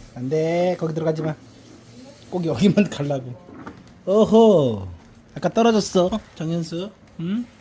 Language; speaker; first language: Korean; native; Korean